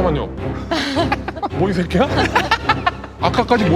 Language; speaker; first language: Korean; native; Korean